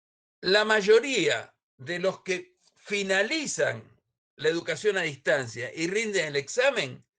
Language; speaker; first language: Spanish; native; Spanish